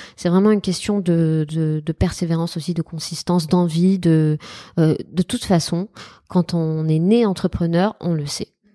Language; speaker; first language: French; non-native, local second language; Arabic